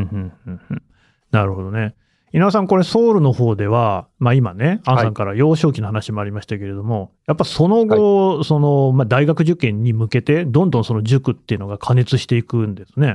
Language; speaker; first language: Japanese; native; Japanese